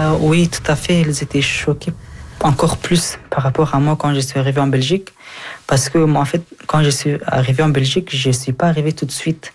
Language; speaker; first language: French; non-native, fluent; Persian